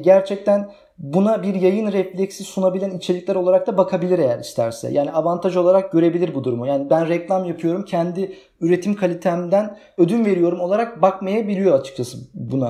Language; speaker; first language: Turkish; native; Turkish